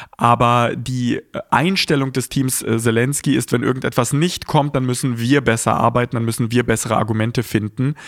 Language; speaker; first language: German; early bilingual, other home language; Russian